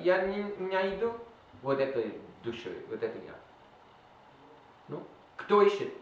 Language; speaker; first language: Russian; non-native, learner; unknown